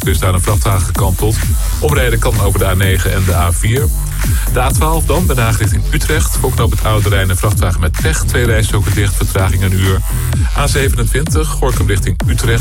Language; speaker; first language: Dutch; native; Dutch